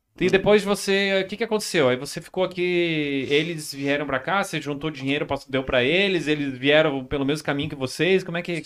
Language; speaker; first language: Portuguese; native; Portuguese